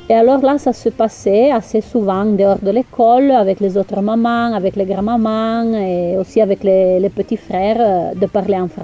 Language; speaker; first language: French; non-native, local second language; English